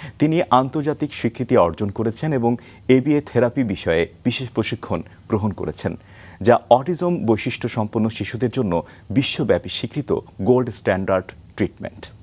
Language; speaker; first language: Bangla; native; Bangla